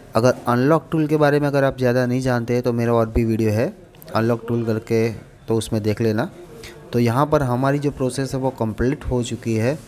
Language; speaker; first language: Hindi; non-native, local second language; Gujarati